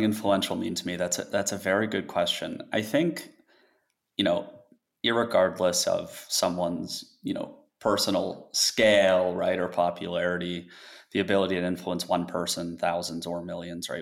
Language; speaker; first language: English; native; English